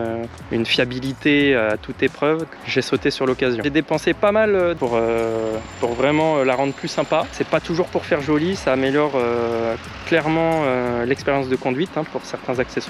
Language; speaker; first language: French; native; French